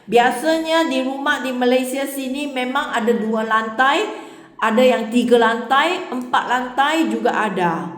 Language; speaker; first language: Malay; non-native, local second language; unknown